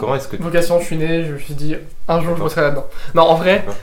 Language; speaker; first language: French; native; French